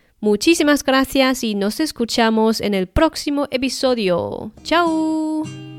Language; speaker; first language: Spanish; non-native, fluent; Chinese